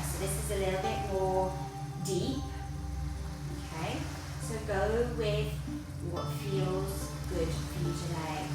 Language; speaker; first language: English; native; English